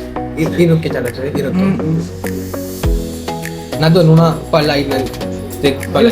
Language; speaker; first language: Korean; non-native, learner; Sinhala